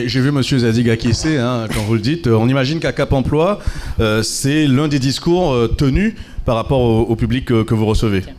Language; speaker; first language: French; native; French